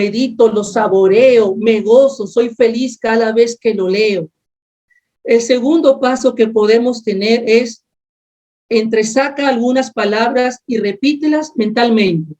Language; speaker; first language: Spanish; native; Spanish